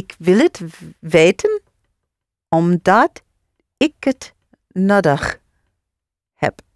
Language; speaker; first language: Dutch; non-native, learner; English